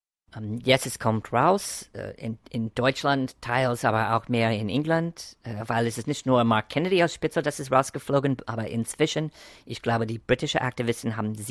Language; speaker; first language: German; non-native, fluent; English